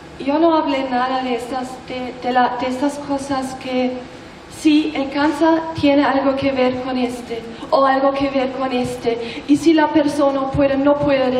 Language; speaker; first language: Spanish; non-native, learner; German